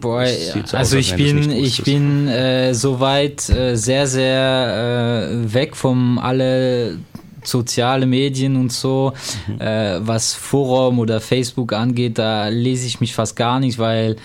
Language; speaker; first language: German; non-native, fluent; French